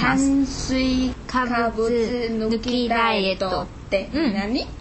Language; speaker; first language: Japanese; non-native, learner; Chinese